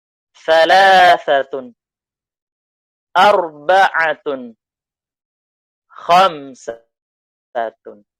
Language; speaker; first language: Arabic; non-native, fluent; Indonesian